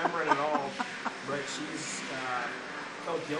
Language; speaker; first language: English; native; English